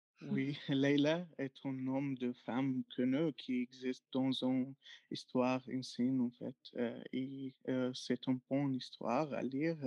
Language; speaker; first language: French; non-native, fluent; Arabic